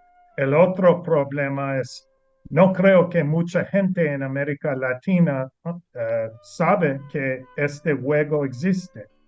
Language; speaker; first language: Spanish; non-native, learner; English